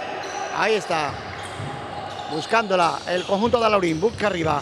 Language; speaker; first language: Spanish; native; Spanish